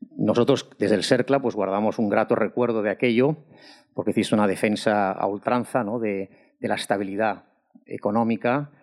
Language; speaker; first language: Spanish; non-native, local second language; Catalan